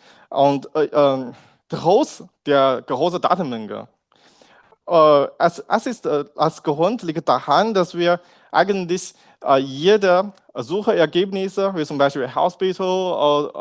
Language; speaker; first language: German; non-native, learner; Chinese